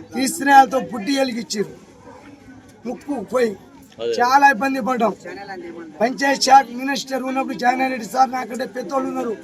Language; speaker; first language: Telugu; non-native, local second language; Lambadi